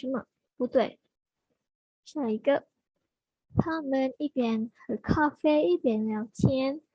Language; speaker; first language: Chinese; non-native, learner; Indonesian